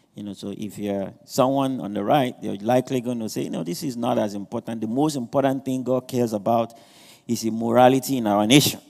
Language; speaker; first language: English; non-native, local second language; Yoruba